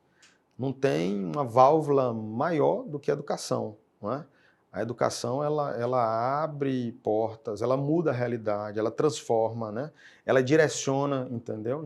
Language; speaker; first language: Portuguese; native; Portuguese